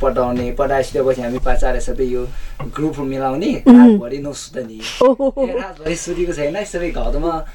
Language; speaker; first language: Nepali; non-native, learner; Chinese